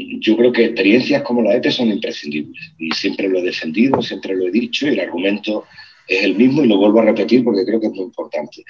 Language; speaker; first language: Spanish; native; Spanish